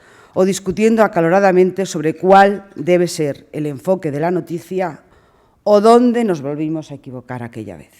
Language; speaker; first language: Spanish; native; Spanish